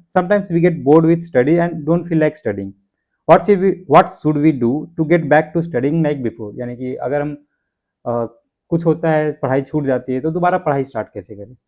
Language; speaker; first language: Hindi; native; Hindi